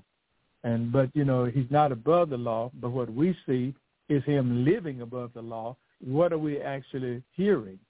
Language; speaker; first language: English; native; English